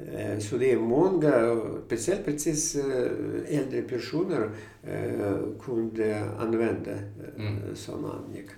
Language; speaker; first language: Swedish; non-native, fluent; Russian